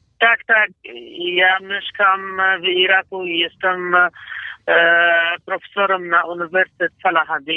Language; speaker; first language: Polish; non-native, fluent; Kurdish